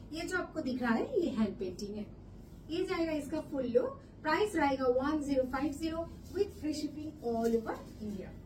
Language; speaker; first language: Hindi; non-native, local second language; Bangla